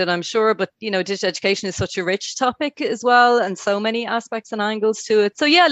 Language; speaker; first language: English; native; English